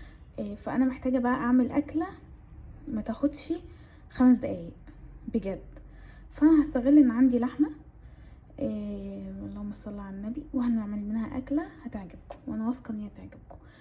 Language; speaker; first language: Arabic; native; Arabic